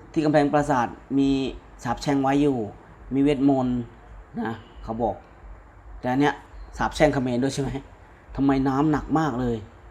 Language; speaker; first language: Thai; native; Thai